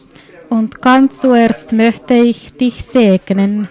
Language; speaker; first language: German; non-native, fluent; Swedish